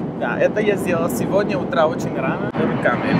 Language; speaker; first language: Russian; non-native, learner; Italian